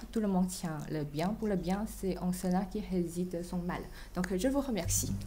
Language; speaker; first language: French; non-native, fluent; Chinese